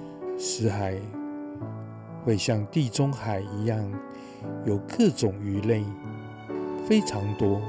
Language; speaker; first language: Chinese; native; Chinese